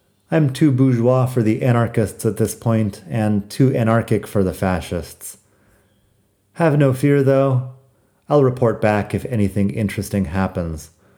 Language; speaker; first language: English; native; English